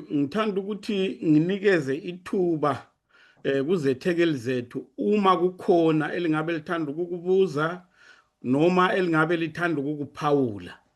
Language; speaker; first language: Zulu; native; Zulu